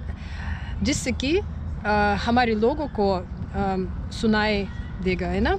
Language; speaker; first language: Hindi; non-native, fluent; Russian